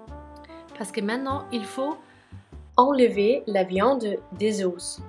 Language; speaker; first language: French; non-native, fluent; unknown